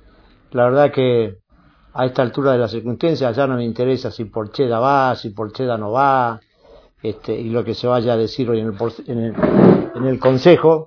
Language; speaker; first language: Spanish; native; Spanish